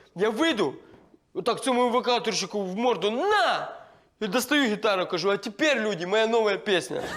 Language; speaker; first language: Russian; non-native, local second language; Ukrainian